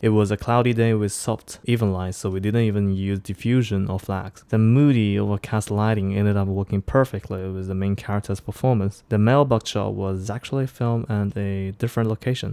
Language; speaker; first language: English; non-native, fluent; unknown